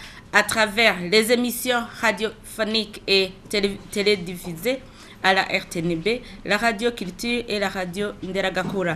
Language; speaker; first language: French; non-native, local second language; Rundi